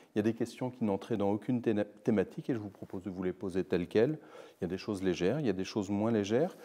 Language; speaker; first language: French; native; French